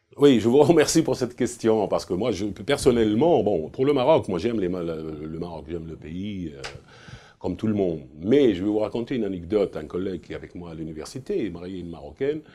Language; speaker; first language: French; non-native, local second language; Arabic